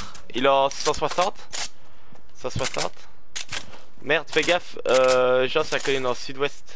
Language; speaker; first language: French; native; French